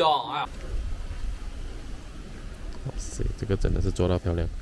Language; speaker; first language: Chinese; native; Chinese